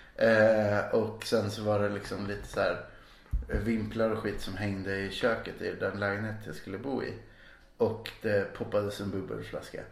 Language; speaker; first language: Swedish; native; Swedish